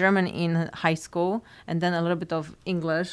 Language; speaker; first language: English; non-native, fluent; Polish